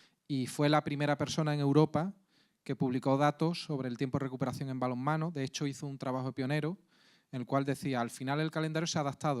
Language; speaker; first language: Spanish; native; Spanish